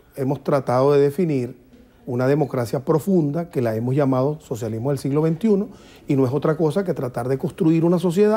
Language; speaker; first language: Spanish; native; Spanish